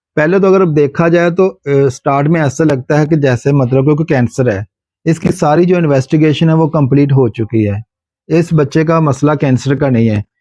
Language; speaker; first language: Urdu; non-native, local second language; Punjabi